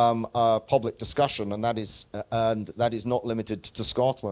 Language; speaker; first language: English; native; English